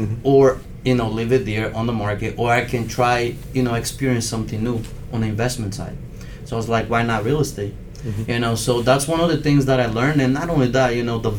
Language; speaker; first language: English; native; English